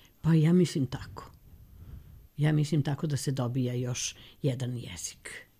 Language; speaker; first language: Serbian; native; Serbian